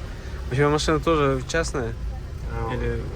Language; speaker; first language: Russian; native; Russian